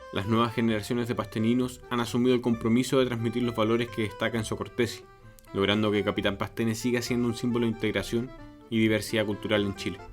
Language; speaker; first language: Spanish; native; Spanish